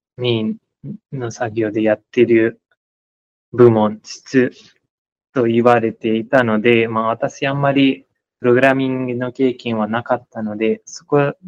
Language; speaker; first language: Japanese; non-native, fluent; Nepali